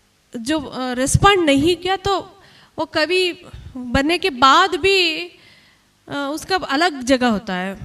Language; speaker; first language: Hindi; non-native, local second language; Kannada